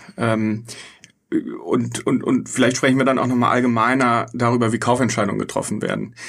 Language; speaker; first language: German; native; German